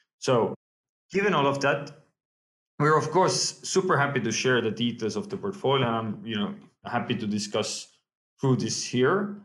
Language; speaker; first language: English; non-native, fluent; Estonian